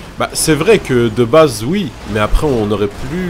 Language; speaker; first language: French; native; French